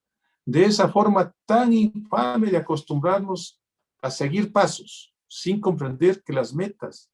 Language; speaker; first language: Spanish; native; Spanish